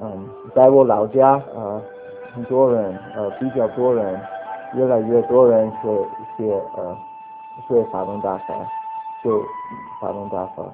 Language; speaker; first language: Chinese; non-native, learner; English